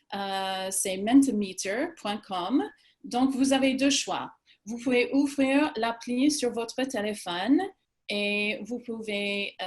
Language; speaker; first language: French; non-native, fluent; English